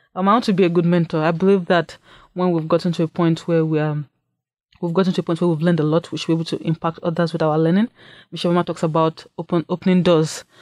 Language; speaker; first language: English; non-native, local second language; Yoruba